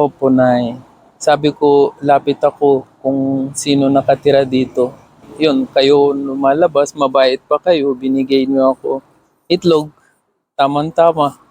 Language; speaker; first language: Filipino; non-native, learner; Urdu